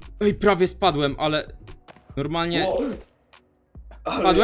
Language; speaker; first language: Polish; native; Polish